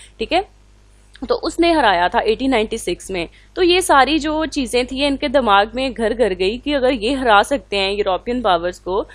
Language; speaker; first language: Hindi; non-native, local second language; Punjabi